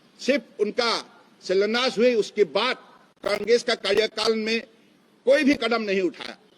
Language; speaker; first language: Hindi; non-native, local second language; Assamese